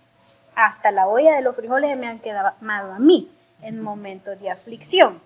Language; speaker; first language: Spanish; native; Spanish